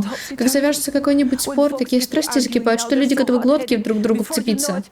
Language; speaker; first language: Russian; native; Russian